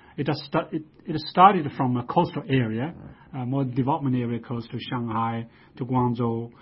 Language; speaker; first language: English; non-native, fluent; Chinese